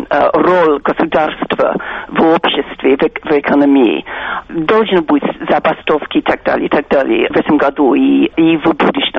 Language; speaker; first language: Russian; non-native, fluent; English